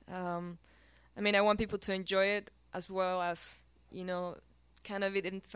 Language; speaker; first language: English; non-native, fluent; Spanish